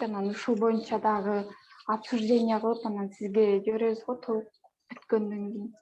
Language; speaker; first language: Kyrgyz; native; Kyrgyz